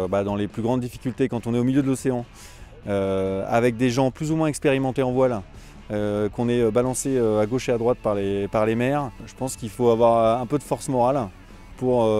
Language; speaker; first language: French; native; French